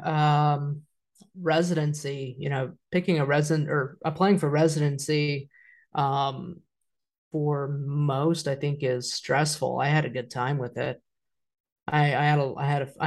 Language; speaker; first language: English; native; English